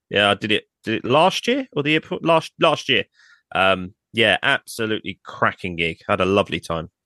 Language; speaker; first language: English; native; English